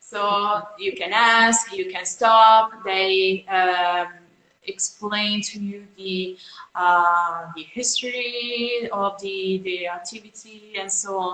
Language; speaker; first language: English; non-native, fluent; Italian